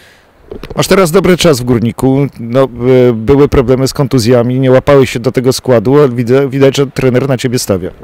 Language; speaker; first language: Polish; native; Polish